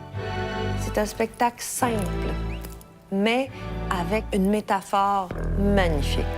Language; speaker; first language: French; native; French